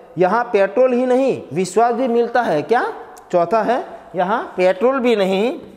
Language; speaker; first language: Hindi; non-native, local second language; Gujarati